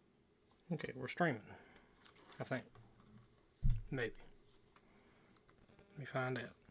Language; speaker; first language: English; native; English